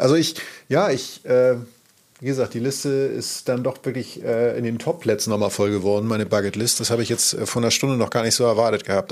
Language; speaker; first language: German; native; German